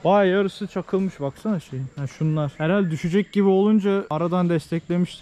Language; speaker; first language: Turkish; native; Turkish